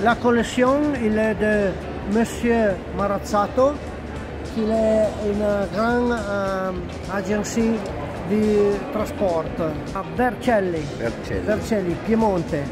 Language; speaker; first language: French; non-native, learner; Italian